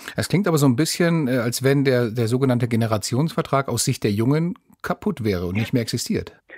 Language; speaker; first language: German; native; German